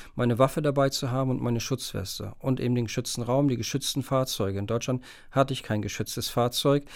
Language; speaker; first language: German; native; German